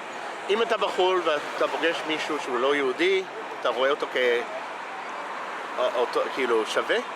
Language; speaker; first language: Hebrew; non-native, fluent; English